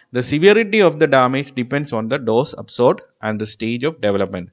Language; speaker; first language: English; non-native, local second language; Malayalam